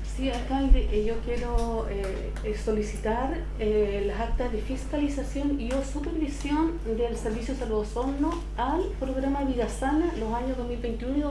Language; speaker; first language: Spanish; native; Spanish